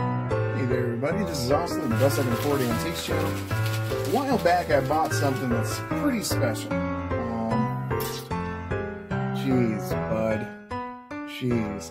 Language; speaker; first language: English; native; English